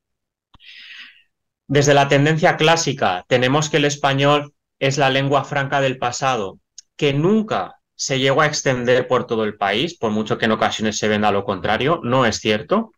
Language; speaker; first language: Spanish; native; Spanish